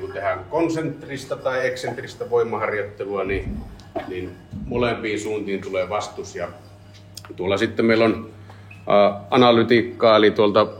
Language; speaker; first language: Finnish; native; Finnish